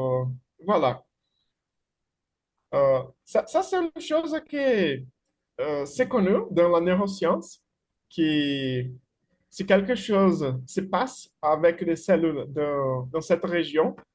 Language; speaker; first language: French; non-native, fluent; Portuguese